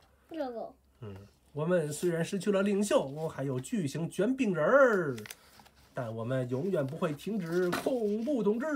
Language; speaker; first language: Chinese; native; Chinese